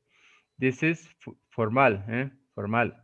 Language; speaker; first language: English; non-native, fluent; Spanish